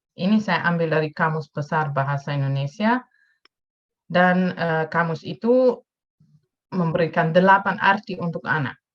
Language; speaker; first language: Indonesian; non-native, fluent; Dutch